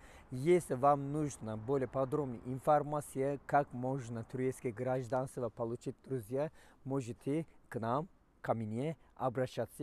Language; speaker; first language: Russian; non-native, fluent; Turkish